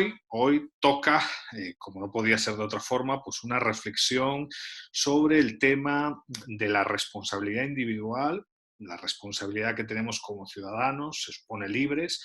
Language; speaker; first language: Spanish; native; Spanish